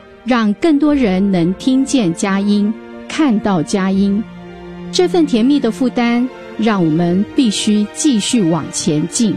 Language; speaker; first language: Chinese; native; Chinese